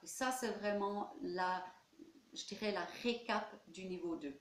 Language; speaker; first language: French; native; French